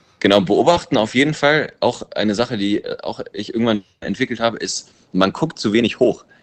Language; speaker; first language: German; early bilingual, other home language; English